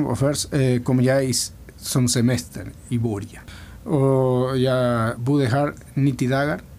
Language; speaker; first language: Swedish; non-native, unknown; Spanish